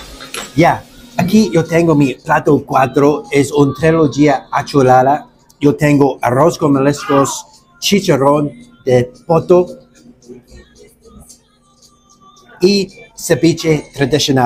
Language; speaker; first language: Spanish; non-native, learner; English